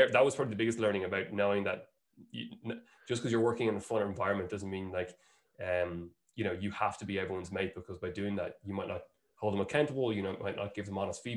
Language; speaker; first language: English; native; English